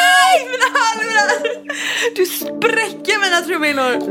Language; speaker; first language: Swedish; native; Swedish